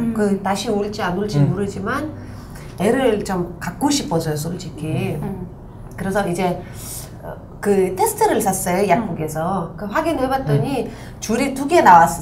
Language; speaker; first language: Korean; non-native, local second language; Uzbek